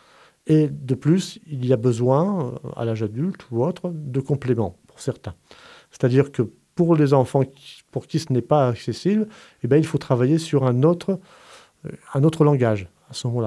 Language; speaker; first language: French; native; French